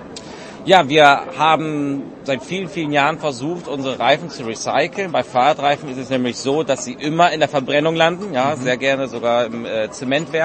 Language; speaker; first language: German; native; German